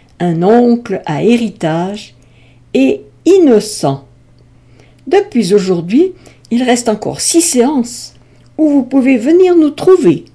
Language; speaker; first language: French; native; French